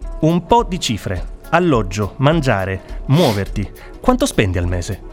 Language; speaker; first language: Italian; native; Italian